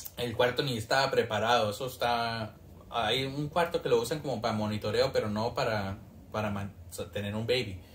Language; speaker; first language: Spanish; early bilingual, heritage; Spanish